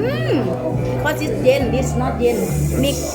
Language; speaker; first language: English; non-native, learner; Thai